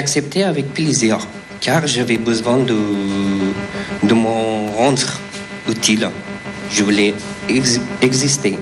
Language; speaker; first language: French; non-native, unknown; Persian